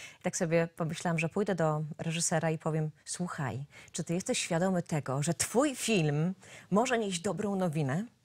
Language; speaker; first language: Polish; native; Polish